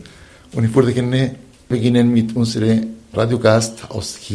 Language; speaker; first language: German; non-native, fluent; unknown